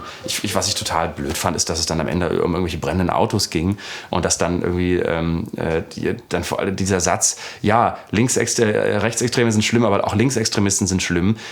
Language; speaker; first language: German; native; German